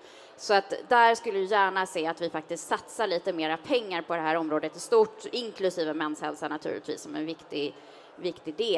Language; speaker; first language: Swedish; native; Swedish